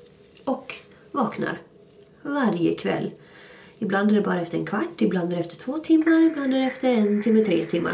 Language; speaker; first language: Swedish; native; Swedish